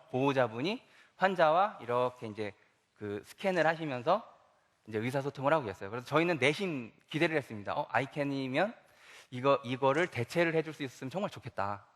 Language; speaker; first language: Korean; native; Korean